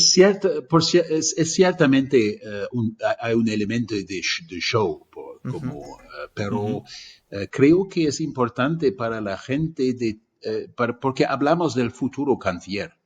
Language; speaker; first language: Spanish; non-native, fluent; German